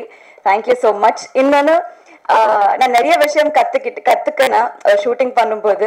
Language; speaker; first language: Tamil; non-native, learner; Telugu